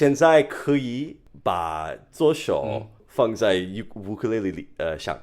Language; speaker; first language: Chinese; non-native, fluent; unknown